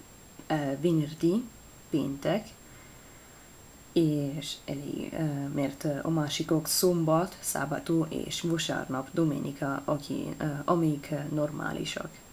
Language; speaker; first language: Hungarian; non-native, learner; Italian